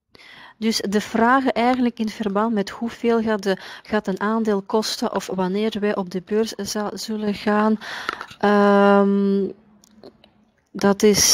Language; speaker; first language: Dutch; non-native, fluent; Russian